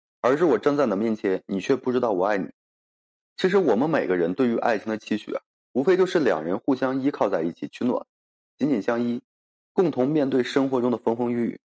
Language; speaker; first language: Chinese; native; Chinese